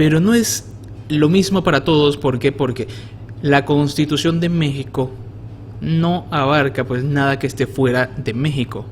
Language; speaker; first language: Spanish; native; Spanish